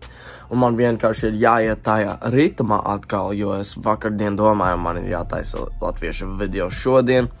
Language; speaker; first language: Latvian; early bilingual, heritage; English